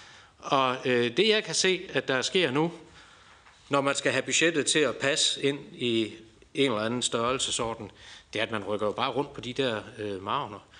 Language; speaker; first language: Danish; native; Danish